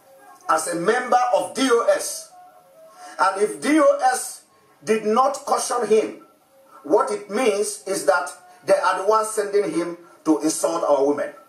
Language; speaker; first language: English; non-native, local second language; Igbo